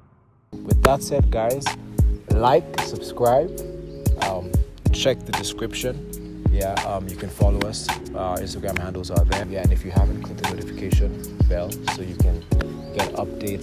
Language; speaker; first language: English; non-native, local second language; Yoruba